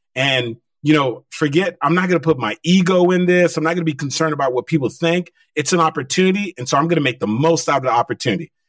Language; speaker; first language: English; early bilingual, other home language; Haitian Creole